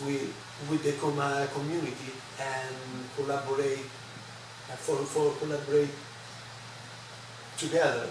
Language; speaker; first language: English; non-native, learner; Italian